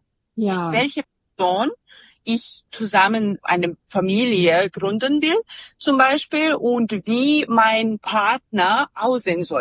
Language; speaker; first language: German; non-native, fluent; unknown